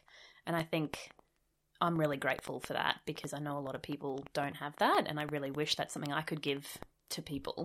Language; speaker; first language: English; native; English